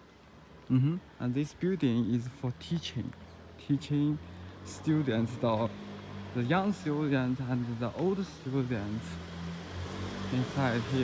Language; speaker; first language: English; non-native, learner; Chinese